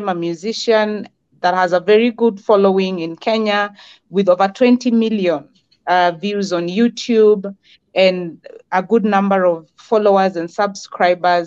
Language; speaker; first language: English; non-native, local second language; Kamba